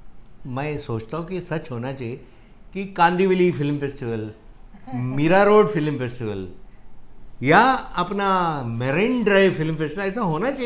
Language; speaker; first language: Hindi; non-native, local second language; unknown